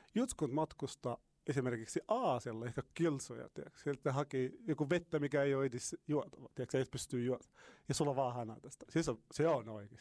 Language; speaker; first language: Finnish; non-native, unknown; Arabic